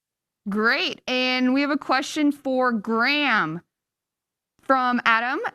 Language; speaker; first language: English; native; English